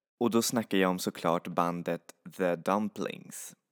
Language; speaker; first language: Swedish; native; Swedish